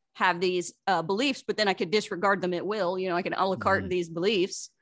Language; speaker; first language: English; native; English